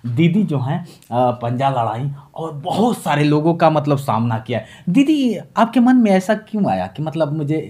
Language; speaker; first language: Hindi; native; Hindi